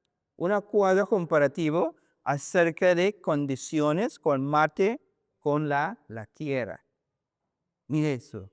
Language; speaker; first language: Spanish; non-native, learner; English